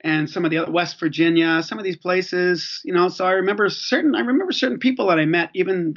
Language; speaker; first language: English; native; English